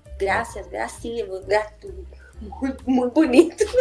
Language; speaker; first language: Spanish; non-native, learner; Portuguese